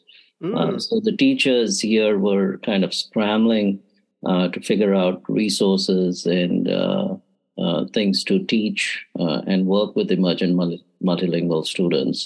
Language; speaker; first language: English; native; English